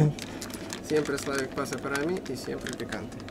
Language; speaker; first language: Spanish; non-native, learner; Russian